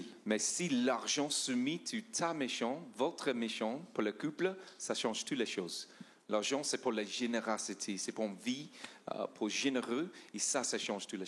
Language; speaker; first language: French; non-native, learner; English